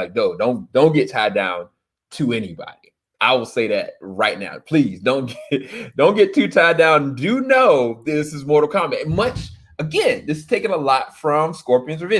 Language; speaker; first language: English; native; English